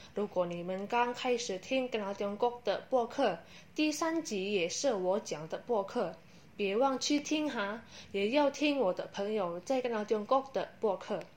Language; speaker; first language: Chinese; non-native, learner; Indonesian